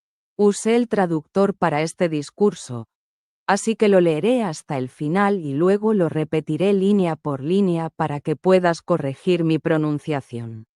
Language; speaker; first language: Spanish; non-native, learner; Arabic